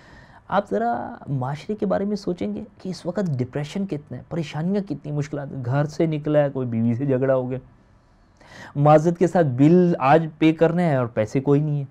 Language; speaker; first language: Urdu; native; Urdu